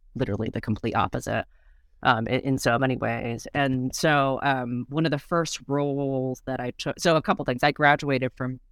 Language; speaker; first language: English; native; English